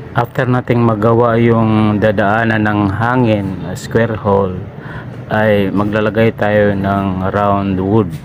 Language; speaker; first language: Filipino; non-native, local second language; Cebuano